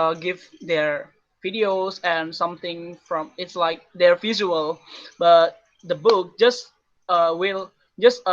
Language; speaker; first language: English; non-native, learner; Indonesian